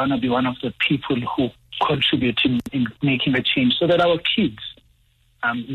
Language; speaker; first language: English; non-native, local second language; Zulu